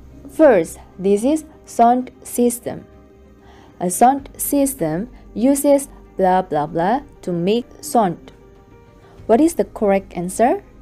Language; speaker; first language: English; non-native, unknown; Indonesian